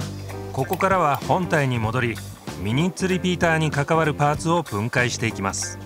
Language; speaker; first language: Japanese; native; Japanese